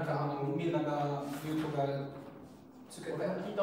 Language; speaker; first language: Japanese; non-native, learner; Hungarian